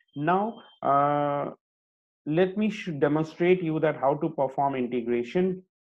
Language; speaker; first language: English; non-native, local second language; Hindi